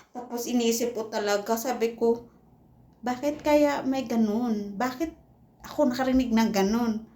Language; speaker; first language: Filipino; non-native, local second language; Cebuano